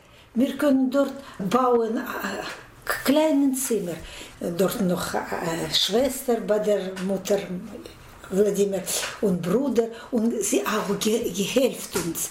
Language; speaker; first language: German; non-native, learner; Russian